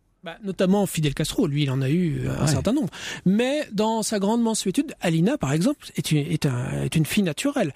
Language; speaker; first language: French; native; French